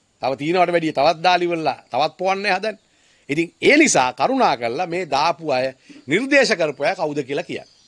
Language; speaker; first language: Sinhala; native; Sinhala